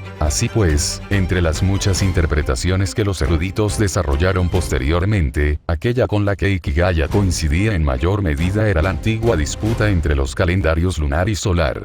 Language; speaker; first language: Spanish; native; Spanish